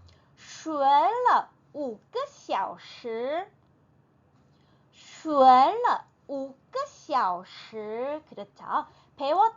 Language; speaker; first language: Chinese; non-native, fluent; Korean